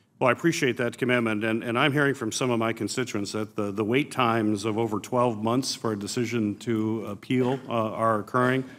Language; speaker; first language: English; native; English